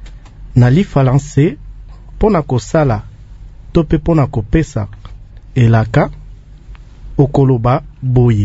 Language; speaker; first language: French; non-native, local second language; Lingala